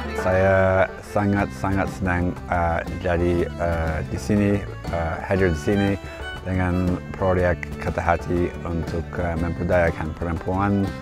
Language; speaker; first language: Indonesian; non-native, fluent; English